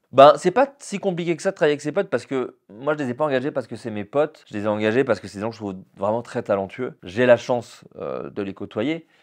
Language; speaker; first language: French; native; French